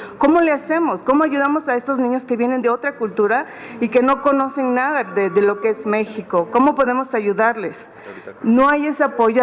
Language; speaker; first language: Spanish; early bilingual, heritage; Spanish